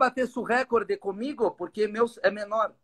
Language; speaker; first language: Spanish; non-native, learner; Portuguese